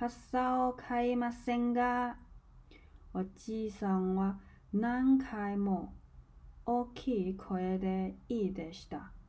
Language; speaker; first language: Japanese; non-native, learner; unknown